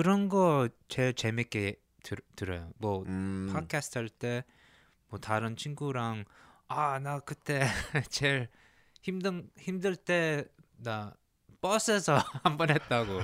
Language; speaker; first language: Korean; early bilingual, heritage; English